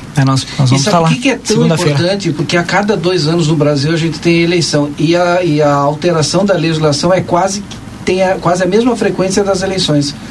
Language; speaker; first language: Portuguese; native; Portuguese